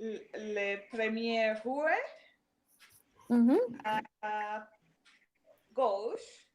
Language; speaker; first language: French; non-native, learner; English